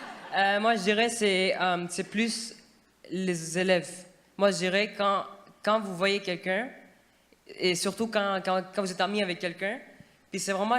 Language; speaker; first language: French; non-native, fluent; Urdu